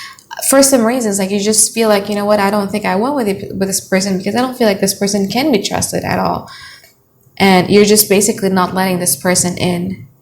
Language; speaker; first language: English; non-native, fluent; Indonesian